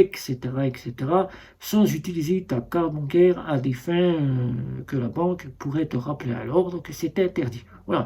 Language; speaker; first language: French; native; French